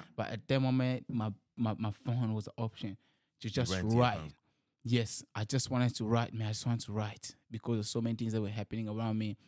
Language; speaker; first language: English; early bilingual, other home language; Lingala